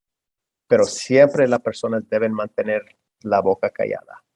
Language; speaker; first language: Spanish; non-native, fluent; English